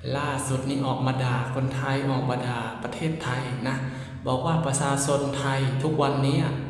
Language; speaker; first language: Thai; native; Thai